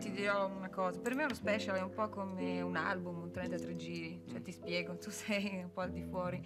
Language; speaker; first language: Italian; native; Italian